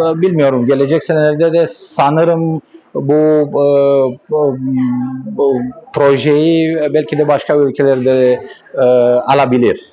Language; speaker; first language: Turkish; non-native, learner; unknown